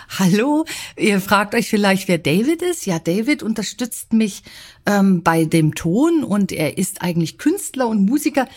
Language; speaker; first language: German; native; German